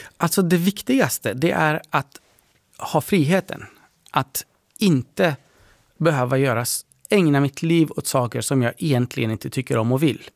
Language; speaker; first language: Swedish; early bilingual, other home language; Persian